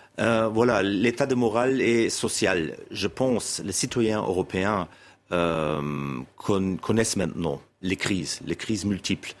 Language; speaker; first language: French; non-native, fluent; German